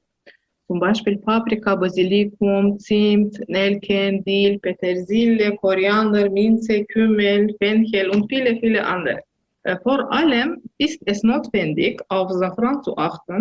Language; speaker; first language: German; non-native, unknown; Azerbaijani